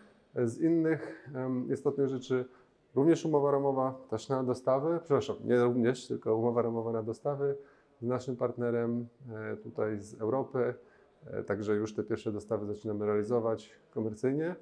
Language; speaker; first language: Polish; native; Polish